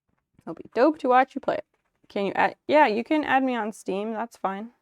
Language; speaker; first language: English; native; English